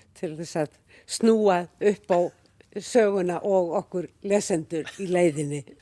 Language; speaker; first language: Icelandic; native; Icelandic